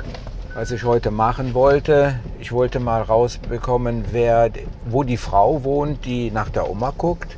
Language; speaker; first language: German; native; German